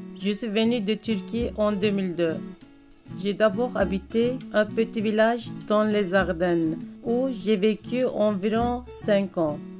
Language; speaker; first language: French; non-native, learner; Turkish